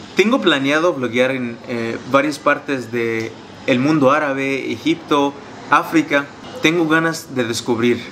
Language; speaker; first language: Spanish; non-native, fluent; Arabic